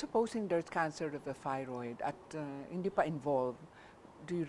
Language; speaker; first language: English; non-native, local second language; Filipino